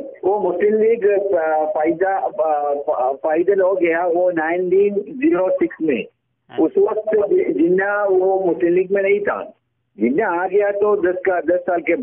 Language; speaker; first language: Hindi; non-native, local second language; Malayalam